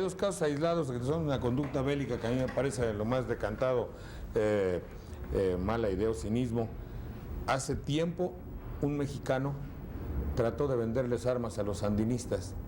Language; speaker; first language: Spanish; native; Spanish